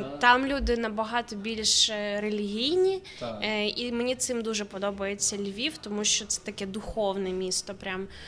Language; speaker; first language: Ukrainian; native; Ukrainian